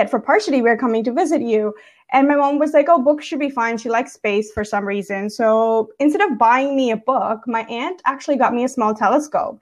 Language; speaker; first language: English; non-native, local second language; Gujarati